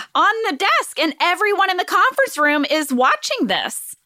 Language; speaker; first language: English; native; English